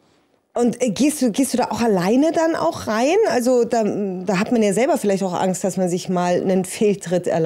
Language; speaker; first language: German; native; German